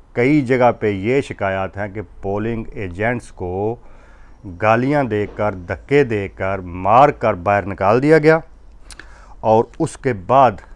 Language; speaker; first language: Urdu; non-native, local second language; Punjabi